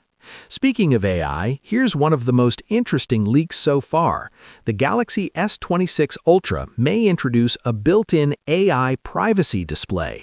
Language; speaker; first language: English; native; English